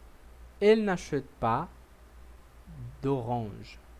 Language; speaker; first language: French; non-native, learner; Portuguese